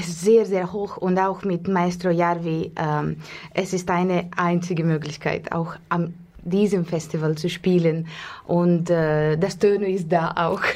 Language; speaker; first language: German; non-native, learner; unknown